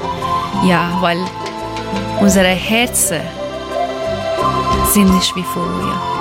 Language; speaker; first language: German; non-native, learner; Persian